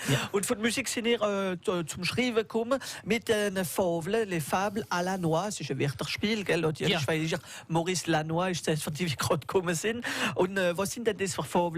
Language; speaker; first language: German; native; German